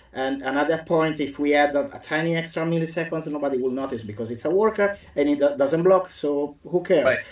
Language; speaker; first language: English; non-native, fluent; Italian